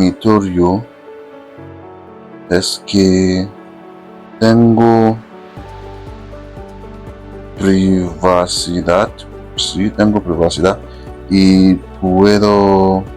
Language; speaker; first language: Spanish; non-native, fluent; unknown